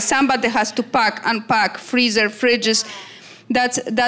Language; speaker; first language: English; non-native, fluent; Polish